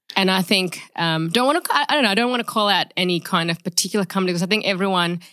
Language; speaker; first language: English; early bilingual, other home language; Indonesian